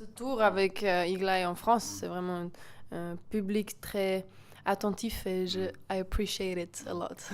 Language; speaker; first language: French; non-native, local second language; German